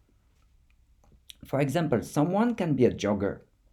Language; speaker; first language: English; non-native, fluent; French